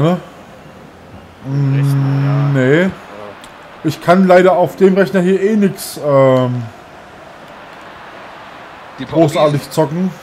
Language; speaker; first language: German; native; German